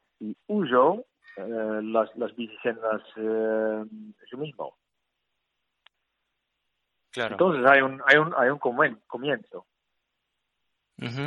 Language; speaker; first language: Spanish; non-native, learner; Dutch